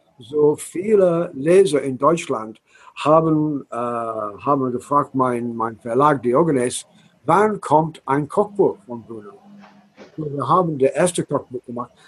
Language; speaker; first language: German; non-native, learner; English